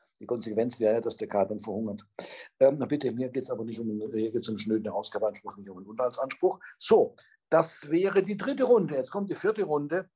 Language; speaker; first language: German; native; German